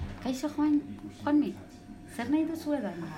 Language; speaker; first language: Basque; non-native, learner; Spanish